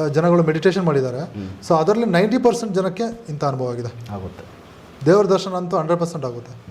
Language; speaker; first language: Kannada; non-native, local second language; Malayalam